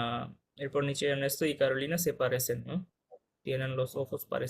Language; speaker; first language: Spanish; non-native, fluent; Bangla